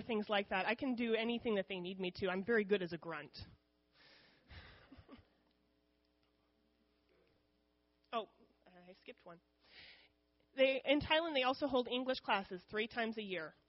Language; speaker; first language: English; native; English